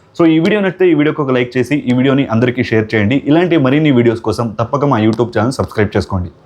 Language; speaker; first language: Telugu; non-native, local second language; Kannada